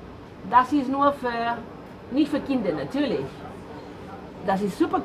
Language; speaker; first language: German; non-native, learner; Spanish